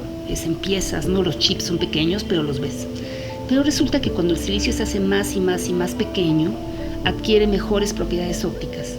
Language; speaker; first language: Spanish; native; Spanish